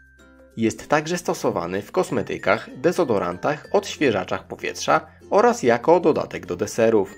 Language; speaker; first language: Polish; native; Polish